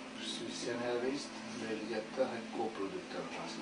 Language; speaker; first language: French; non-native, fluent; Hindi